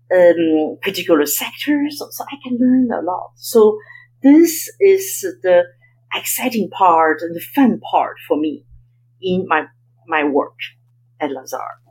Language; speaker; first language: English; non-native, fluent; Chinese